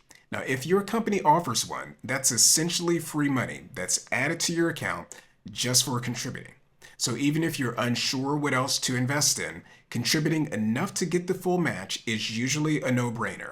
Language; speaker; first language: English; native; English